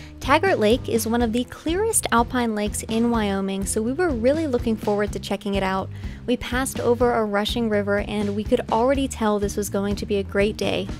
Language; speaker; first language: English; native; English